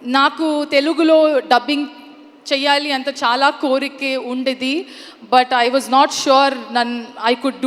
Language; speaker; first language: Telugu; non-native, learner; Kannada